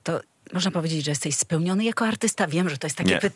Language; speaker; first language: Polish; native; Polish